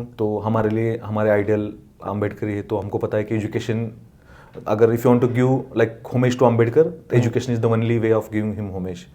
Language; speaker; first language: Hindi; non-native, local second language; Marathi